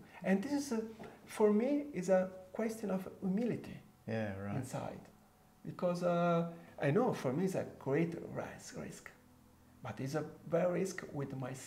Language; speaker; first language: English; non-native, fluent; Italian